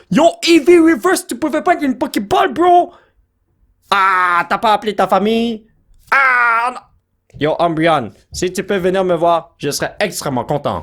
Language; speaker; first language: French; native; French